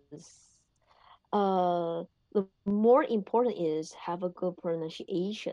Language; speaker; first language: English; non-native, learner; Chinese